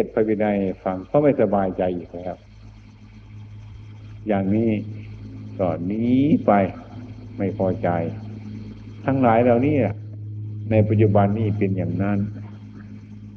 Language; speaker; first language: Thai; native; Thai